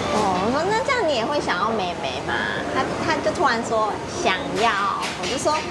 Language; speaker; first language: Chinese; native; Chinese